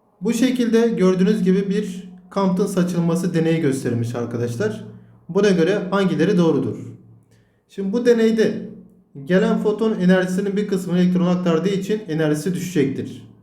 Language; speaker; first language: Turkish; native; Turkish